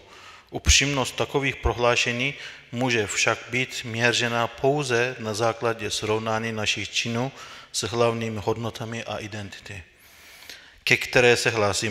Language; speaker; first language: Czech; non-native, fluent; Turkish